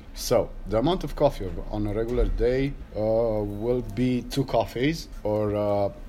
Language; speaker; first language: English; non-native, learner; Romanian